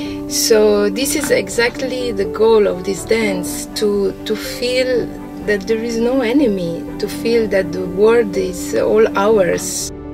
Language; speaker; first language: English; non-native, fluent; Arabic